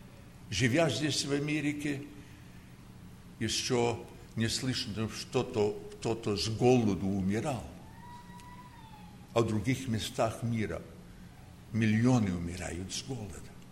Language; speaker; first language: Russian; early bilingual, heritage; Russian